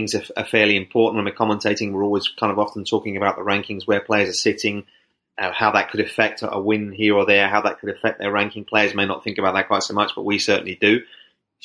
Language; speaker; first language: English; native; English